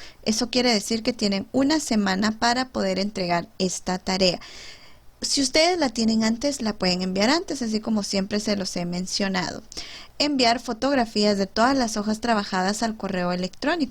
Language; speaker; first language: Spanish; native; Spanish